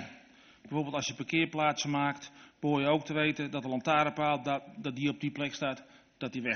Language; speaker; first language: Dutch; native; Dutch